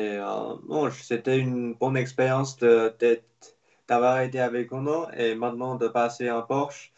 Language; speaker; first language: French; non-native, fluent; Chinese